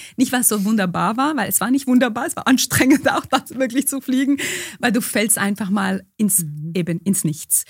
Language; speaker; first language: German; early bilingual, other home language; Romanian